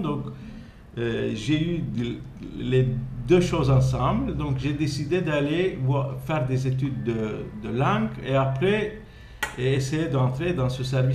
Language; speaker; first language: French; non-native, fluent; Turkish